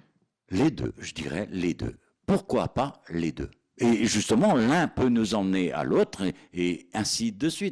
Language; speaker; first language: French; native; French